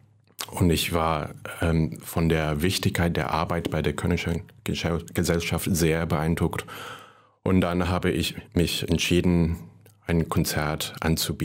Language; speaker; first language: German; non-native, fluent; Cantonese